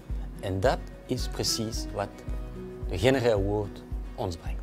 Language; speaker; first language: Dutch; non-native, fluent; French